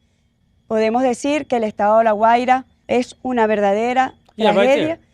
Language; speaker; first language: Spanish; native; Spanish